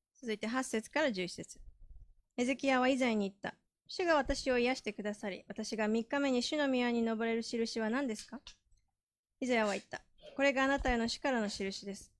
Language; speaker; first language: Japanese; native; Japanese